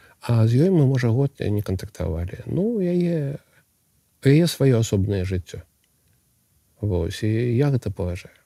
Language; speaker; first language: Belarusian; non-native, local second language; Russian